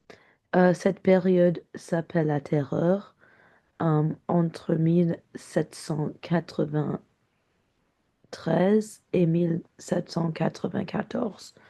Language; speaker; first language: French; non-native, learner; English